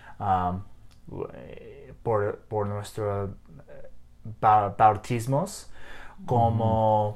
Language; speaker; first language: Spanish; non-native, learner; English